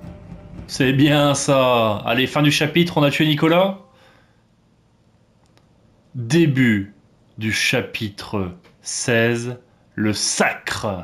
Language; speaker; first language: French; native; French